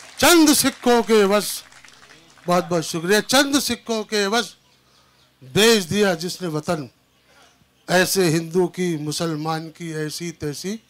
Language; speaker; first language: Urdu; native; Urdu